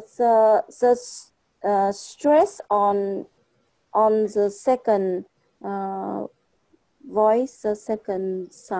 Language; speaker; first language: English; non-native, fluent; Vietnamese